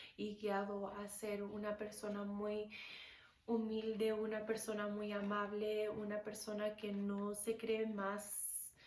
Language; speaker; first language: Spanish; early bilingual, heritage; Spanish